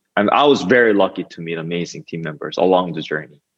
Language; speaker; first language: English; non-native, fluent; Korean